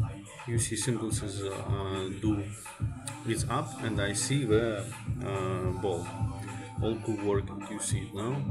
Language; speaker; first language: English; non-native, learner; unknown